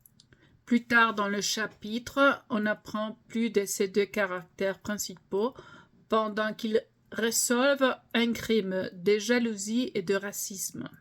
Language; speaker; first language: French; non-native, fluent; English